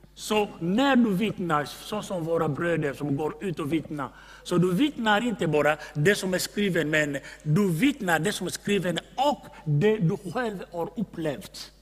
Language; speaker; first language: Swedish; non-native, fluent; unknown